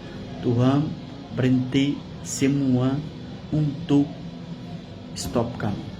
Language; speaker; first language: Indonesian; non-native, learner; Portuguese